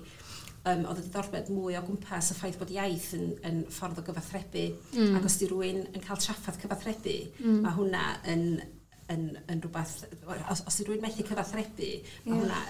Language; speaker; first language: Welsh; native; Welsh